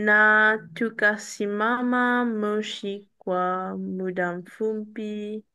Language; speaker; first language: Swahili; non-native, learner; English